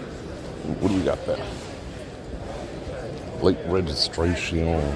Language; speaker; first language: English; native; English